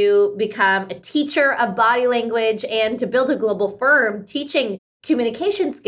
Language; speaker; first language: English; early bilingual, other home language; Hindi